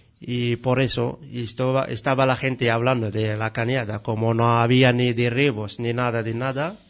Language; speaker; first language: Spanish; non-native, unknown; Arabic